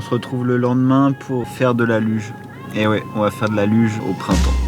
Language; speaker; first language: French; native; French